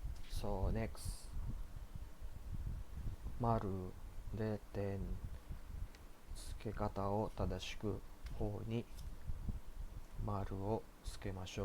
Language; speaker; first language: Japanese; non-native, fluent; Filipino